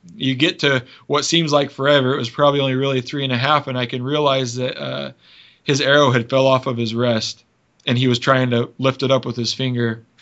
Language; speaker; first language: English; native; English